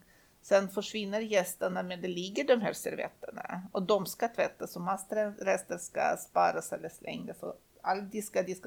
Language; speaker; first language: Swedish; non-native, fluent; Russian